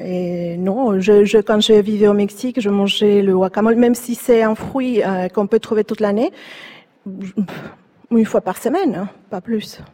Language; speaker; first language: French; non-native, fluent; Spanish